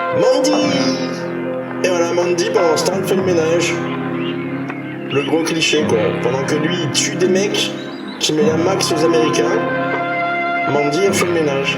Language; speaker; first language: French; native; French